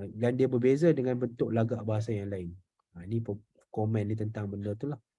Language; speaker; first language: Malay; native; Malay